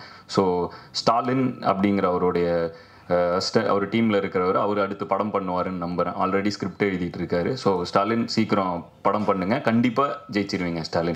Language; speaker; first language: Tamil; native; Tamil